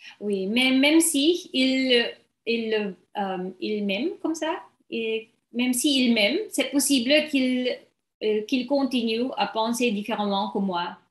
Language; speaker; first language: French; non-native, learner; English